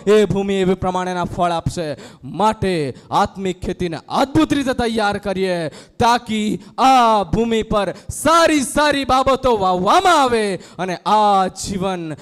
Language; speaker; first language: Gujarati; non-native, local second language; Gamit